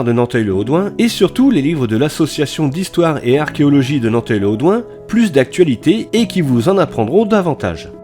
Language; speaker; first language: French; native; French